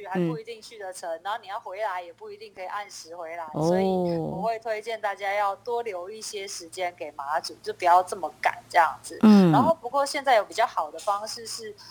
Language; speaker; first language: Chinese; native; Chinese